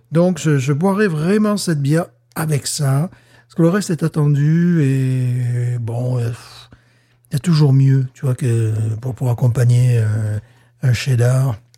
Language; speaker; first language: French; native; French